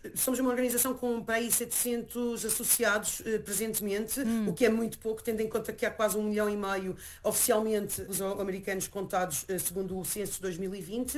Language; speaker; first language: Portuguese; early bilingual, heritage; Portuguese